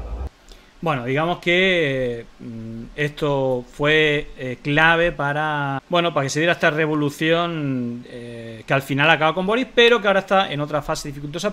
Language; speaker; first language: Spanish; native; Spanish